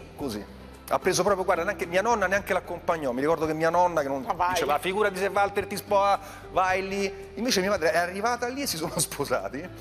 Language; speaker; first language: Italian; native; Italian